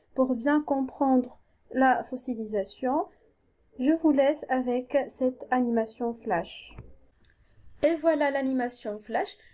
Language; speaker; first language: French; non-native, local second language; Arabic